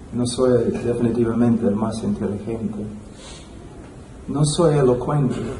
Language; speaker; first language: Spanish; non-native, fluent; English